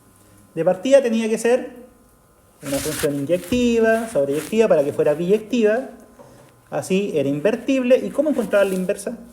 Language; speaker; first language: Spanish; native; Spanish